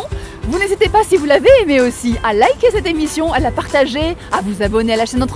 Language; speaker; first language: French; native; French